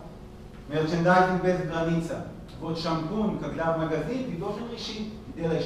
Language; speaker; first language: Russian; non-native, learner; Hebrew